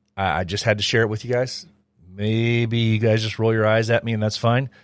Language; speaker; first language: English; native; English